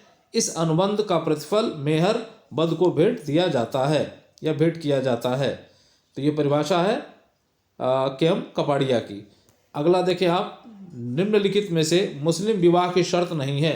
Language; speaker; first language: Hindi; native; Hindi